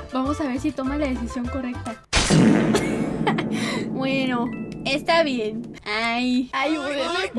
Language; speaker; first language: Spanish; native; Spanish